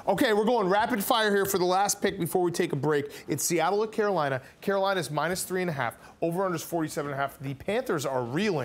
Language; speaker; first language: English; native; English